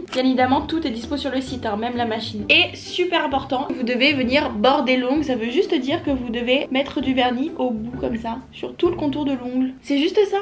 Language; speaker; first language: French; native; French